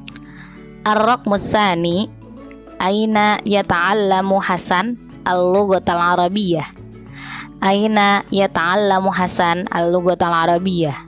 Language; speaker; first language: Arabic; non-native, fluent; Indonesian